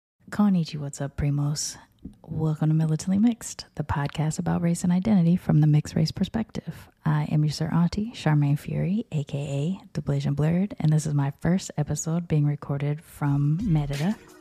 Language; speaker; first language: English; native; English